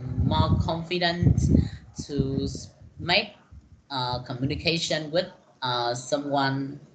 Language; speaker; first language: English; non-native, learner; Vietnamese